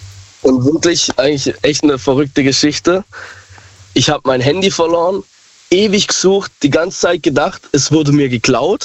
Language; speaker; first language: German; native; German